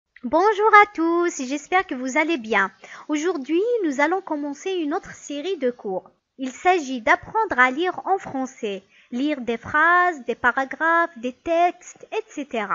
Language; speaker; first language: French; non-native, local second language; Arabic